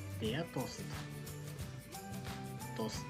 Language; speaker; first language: German; non-native, fluent; Macedonian